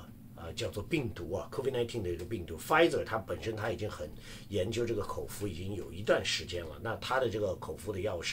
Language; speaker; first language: Chinese; native; Chinese